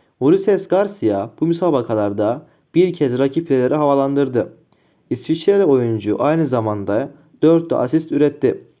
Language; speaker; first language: Turkish; native; Turkish